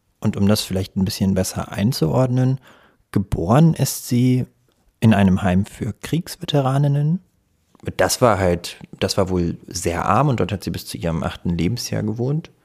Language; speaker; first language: German; early bilingual, other home language; Russian